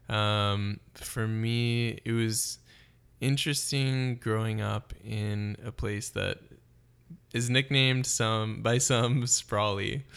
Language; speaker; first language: English; native; English